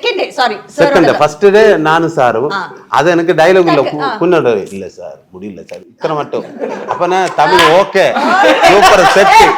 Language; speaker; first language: Tamil; non-native, learner; Malayalam